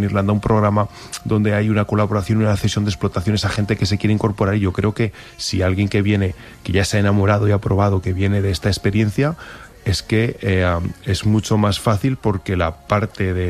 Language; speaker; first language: Spanish; native; Spanish